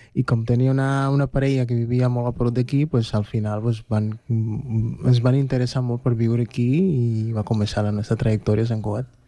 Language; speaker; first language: Catalan; non-native, fluent; Spanish